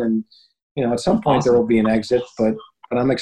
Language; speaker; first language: English; native; English